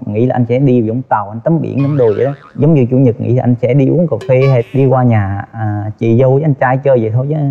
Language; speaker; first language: Vietnamese; native; Vietnamese